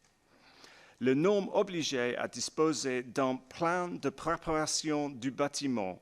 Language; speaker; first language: French; non-native, learner; English